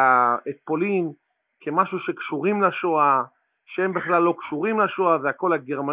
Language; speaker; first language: Hebrew; native; Hebrew